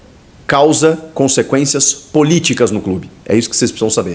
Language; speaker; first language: Portuguese; native; Portuguese